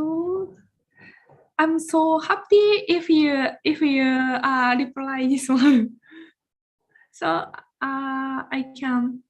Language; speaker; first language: English; non-native, learner; Japanese